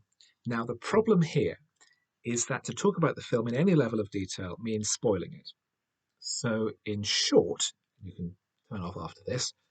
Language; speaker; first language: English; native; English